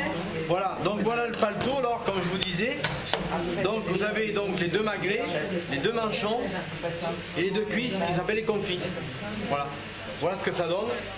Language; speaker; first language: French; native; French